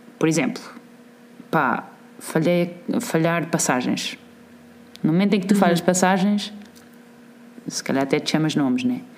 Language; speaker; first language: Portuguese; native; Portuguese